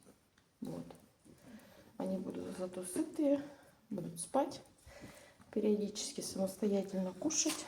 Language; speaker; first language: Russian; native; Russian